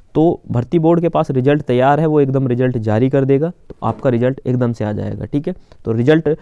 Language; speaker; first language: Hindi; native; Hindi